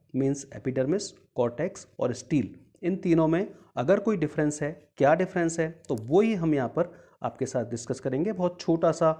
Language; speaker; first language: Hindi; native; Hindi